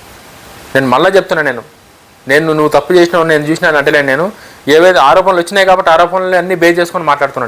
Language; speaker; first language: Telugu; native; Telugu